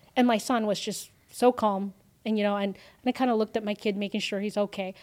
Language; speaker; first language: English; early bilingual, other home language; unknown